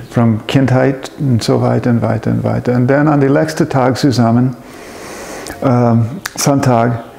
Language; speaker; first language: German; non-native, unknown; English